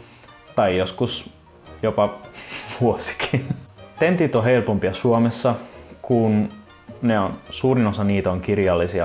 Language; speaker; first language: Finnish; non-native, fluent; Italian